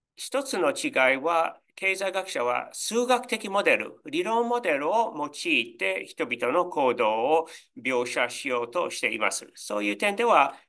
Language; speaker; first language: Japanese; non-native, fluent; English